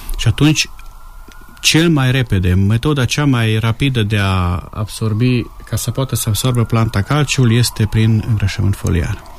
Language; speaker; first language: Romanian; non-native, local second language; Hungarian